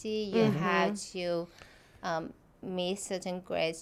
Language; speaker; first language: English; non-native, fluent; Chinese